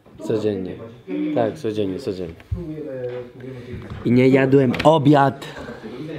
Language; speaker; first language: Polish; non-native, learner; Catalan